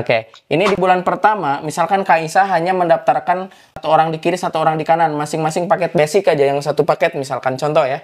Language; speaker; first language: Indonesian; native; Indonesian